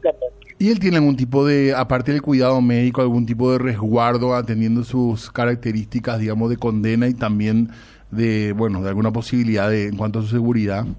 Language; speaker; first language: Spanish; native; Spanish